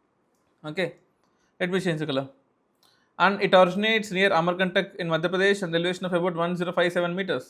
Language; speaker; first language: English; non-native, local second language; Telugu